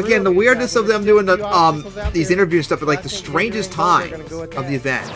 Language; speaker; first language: English; native; English